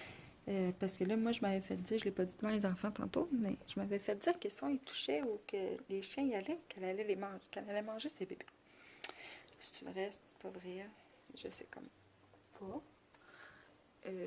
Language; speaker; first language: French; native; French